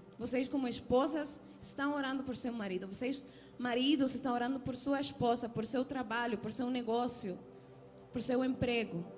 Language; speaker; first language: Portuguese; non-native, fluent; Spanish